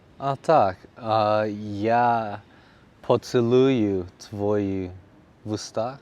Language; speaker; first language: Ukrainian; non-native, learner; English